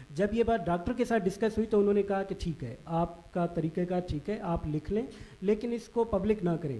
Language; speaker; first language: Urdu; non-native, local second language; Baluchi